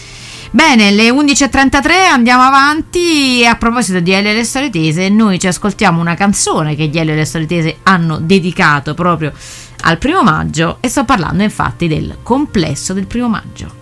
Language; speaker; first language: Italian; native; Italian